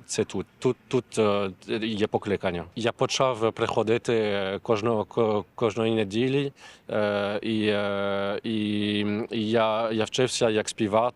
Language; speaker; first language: Ukrainian; non-native, learner; French